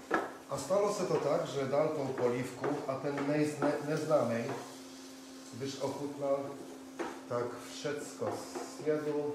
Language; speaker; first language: Czech; non-native, fluent; Polish